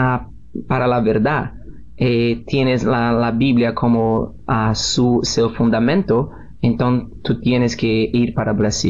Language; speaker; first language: Spanish; non-native, learner; Portuguese